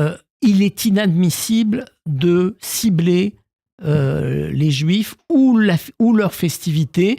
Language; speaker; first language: French; native; French